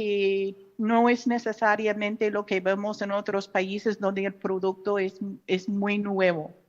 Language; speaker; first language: Spanish; non-native, fluent; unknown